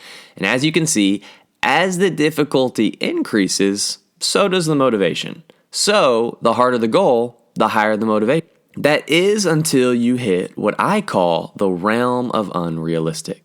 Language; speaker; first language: English; native; English